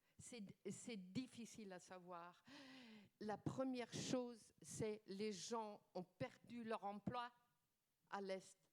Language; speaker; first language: French; non-native, fluent; German